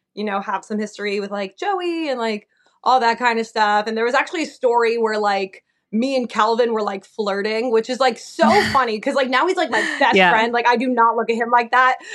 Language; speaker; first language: English; native; English